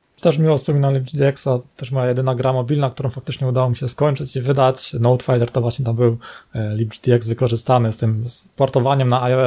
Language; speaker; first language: Polish; native; Polish